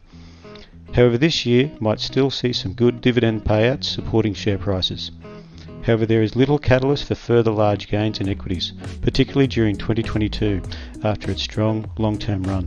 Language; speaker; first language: English; native; English